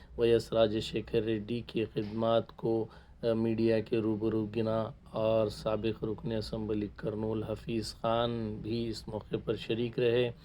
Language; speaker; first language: Urdu; native; Urdu